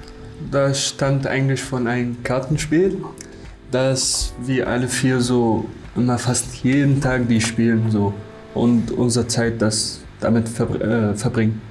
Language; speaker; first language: German; non-native, fluent; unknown